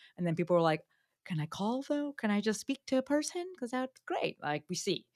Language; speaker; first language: English; native; English